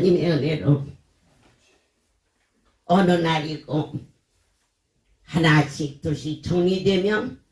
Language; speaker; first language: Korean; native; Korean